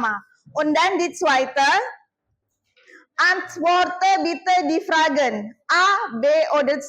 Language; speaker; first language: German; non-native, fluent; Indonesian